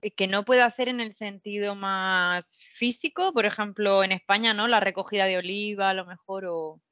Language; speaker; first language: Spanish; native; Spanish